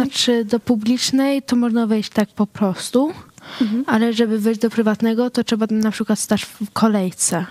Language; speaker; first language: Polish; early bilingual, heritage; Swedish